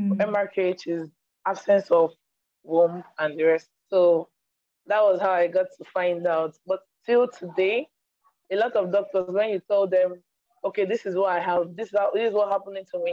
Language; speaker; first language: English; non-native, local second language; Igbo